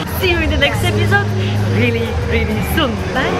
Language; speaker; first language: English; non-native, fluent; Polish